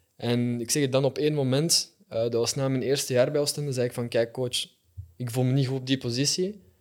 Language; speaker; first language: Dutch; native; Dutch